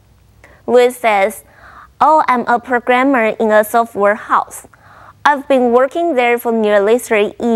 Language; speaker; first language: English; non-native, fluent; Chinese